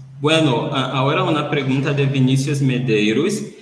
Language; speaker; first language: Spanish; non-native, learner; Portuguese